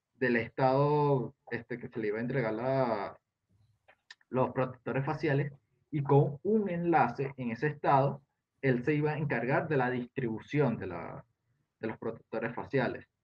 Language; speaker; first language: Spanish; native; Spanish